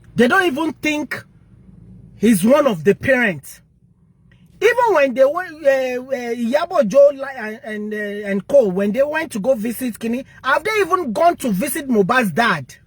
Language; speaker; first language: English; non-native, local second language; Yoruba